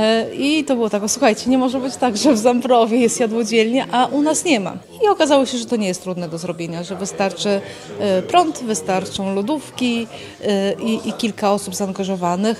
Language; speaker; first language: Polish; native; Polish